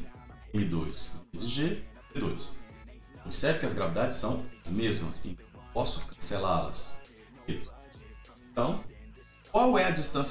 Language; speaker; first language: Portuguese; native; Portuguese